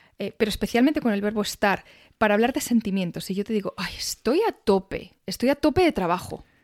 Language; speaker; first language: Spanish; native; Spanish